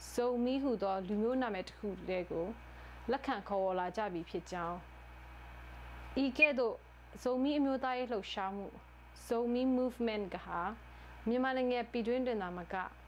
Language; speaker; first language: Burmese; non-native, local second language; Tedim Chin